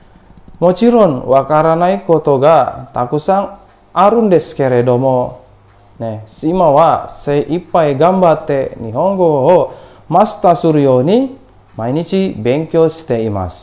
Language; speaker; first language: Japanese; non-native, fluent; Indonesian